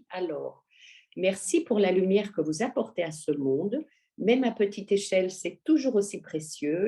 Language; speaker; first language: French; native; French